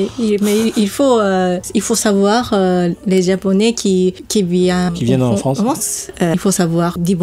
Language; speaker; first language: French; non-native, learner; Japanese